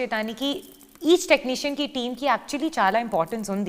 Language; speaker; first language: Telugu; non-native, learner; Punjabi